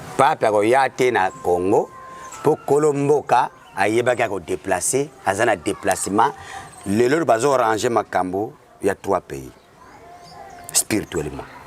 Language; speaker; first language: Lingala; non-native, local second language; Kongo